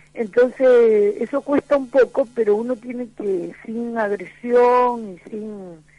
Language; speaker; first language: Spanish; native; Spanish